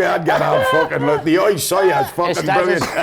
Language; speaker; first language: English; native; English